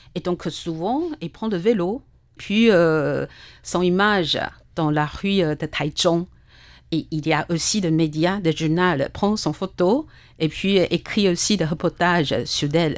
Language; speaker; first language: French; non-native, learner; Chinese